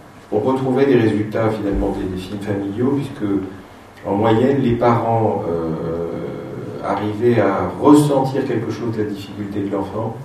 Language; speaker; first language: French; native; French